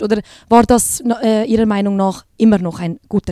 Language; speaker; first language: German; native; German